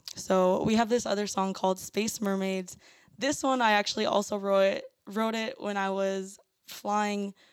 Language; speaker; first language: English; early bilingual, other home language; Spanish